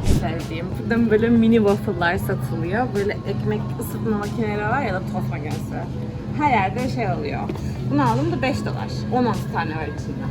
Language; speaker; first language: Turkish; native; Turkish